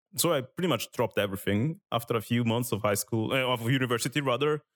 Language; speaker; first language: English; non-native, fluent; Italian